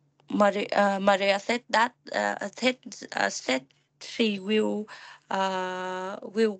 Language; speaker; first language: English; non-native, learner; Vietnamese